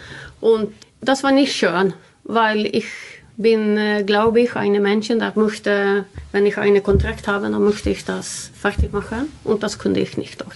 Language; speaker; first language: German; non-native, learner; Swedish